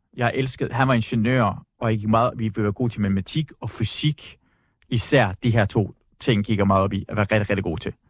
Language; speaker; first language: Danish; early bilingual, other home language; Persian